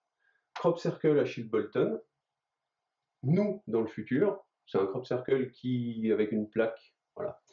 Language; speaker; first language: French; native; French